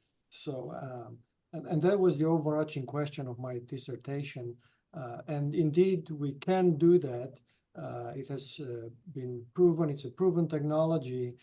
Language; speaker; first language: English; non-native, fluent; Romanian